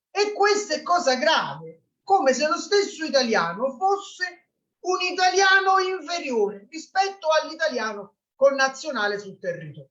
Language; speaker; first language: Italian; native; Italian